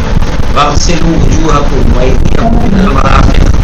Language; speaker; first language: Arabic; non-native, fluent; Urdu